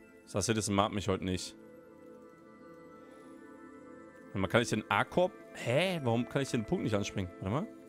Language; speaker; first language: German; native; German